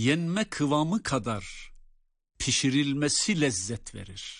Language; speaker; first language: Turkish; native; Turkish